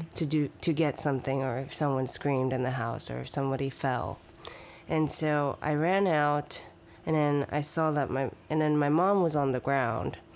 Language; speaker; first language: English; early bilingual, other home language; Chinese